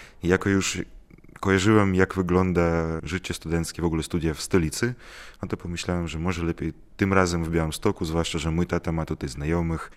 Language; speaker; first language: Polish; non-native, fluent; Ukrainian